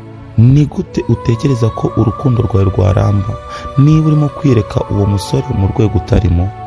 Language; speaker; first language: Kinyarwanda; native; Kinyarwanda